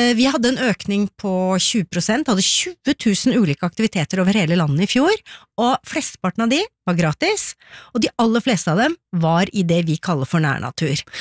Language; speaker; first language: Norwegian; native; Norwegian